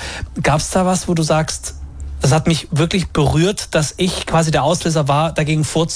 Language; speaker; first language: German; native; German